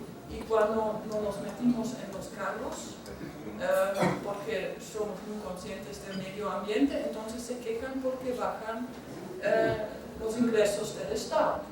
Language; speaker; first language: Spanish; non-native, fluent; German